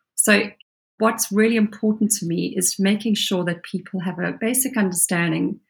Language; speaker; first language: English; native; English